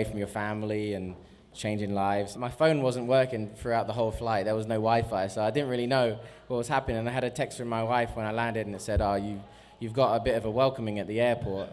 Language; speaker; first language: English; native; English